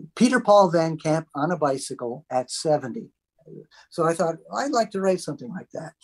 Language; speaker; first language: English; native; English